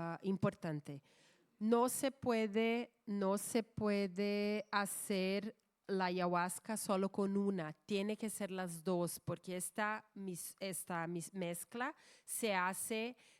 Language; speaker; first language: Spanish; non-native, fluent; Portuguese